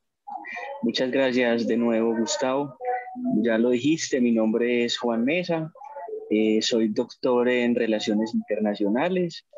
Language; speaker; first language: Spanish; native; Spanish